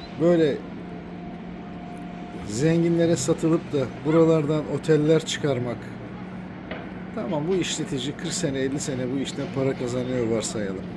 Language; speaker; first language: Turkish; native; Turkish